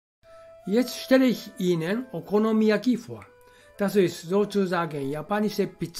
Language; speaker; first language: German; non-native, fluent; Japanese